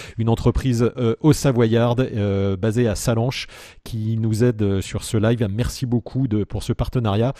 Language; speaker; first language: French; native; French